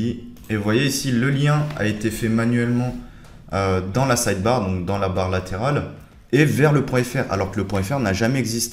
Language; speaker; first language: French; native; French